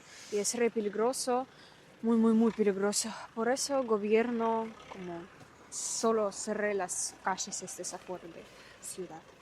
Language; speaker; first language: Spanish; non-native, learner; Russian